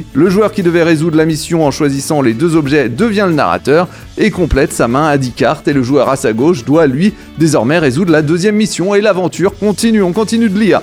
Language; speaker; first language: French; native; French